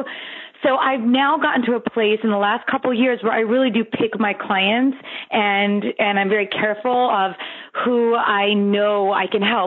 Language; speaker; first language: English; native; English